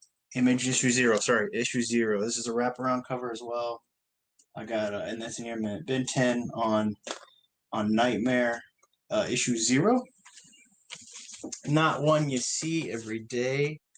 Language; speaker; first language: English; native; English